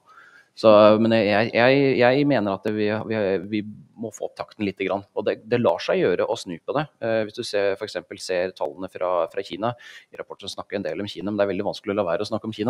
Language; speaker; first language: Norwegian; native; Norwegian